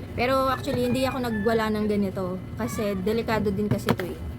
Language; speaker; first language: Filipino; non-native, local second language; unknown